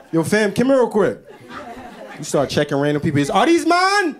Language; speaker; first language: English; native; English